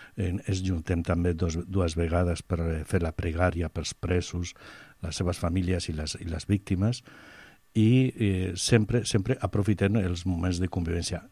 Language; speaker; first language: Catalan; non-native, local second language; Spanish